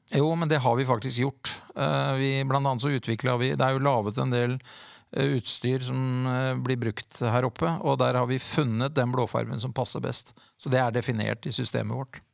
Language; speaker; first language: Norwegian; native; Norwegian